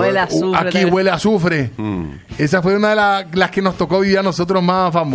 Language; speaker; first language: Spanish; native; Spanish